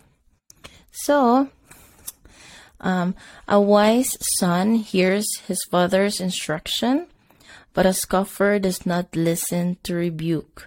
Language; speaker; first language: English; non-native, local second language; Cebuano